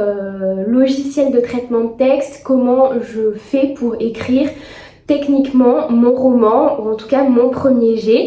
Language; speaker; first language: French; native; French